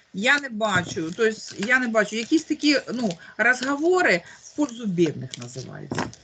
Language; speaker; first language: Ukrainian; native; Ukrainian